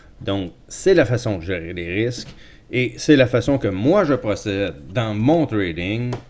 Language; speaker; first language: French; native; French